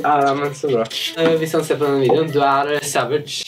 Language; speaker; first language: Norwegian; native; Norwegian